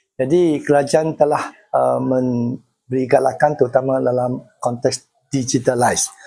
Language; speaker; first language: Malay; non-native, local second language; Chinese